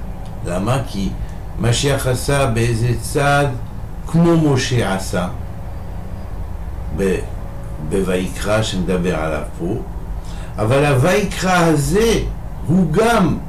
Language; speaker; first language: Hebrew; non-native, fluent; French